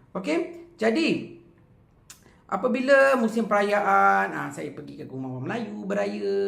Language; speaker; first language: Malay; non-native, local second language; Tamil